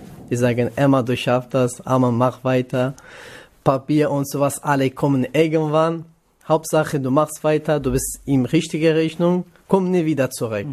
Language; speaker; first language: German; non-native, learner; Kurdish